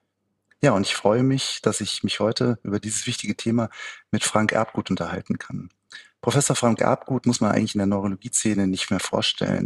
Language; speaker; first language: German; native; German